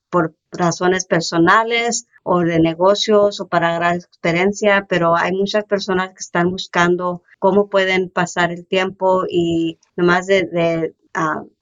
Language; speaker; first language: Spanish; early bilingual, heritage; Spanish